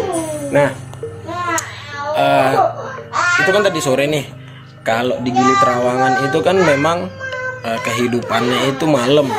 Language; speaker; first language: Indonesian; native; Indonesian